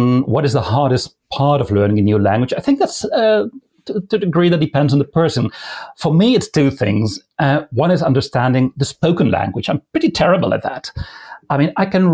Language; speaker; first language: English; non-native, fluent; Limburgish